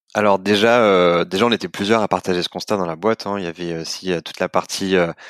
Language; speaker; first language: French; native; French